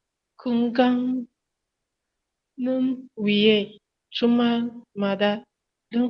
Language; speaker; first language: Korean; non-native, learner; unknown